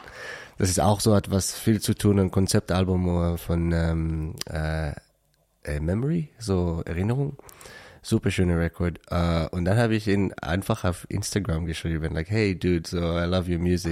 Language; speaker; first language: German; non-native, learner; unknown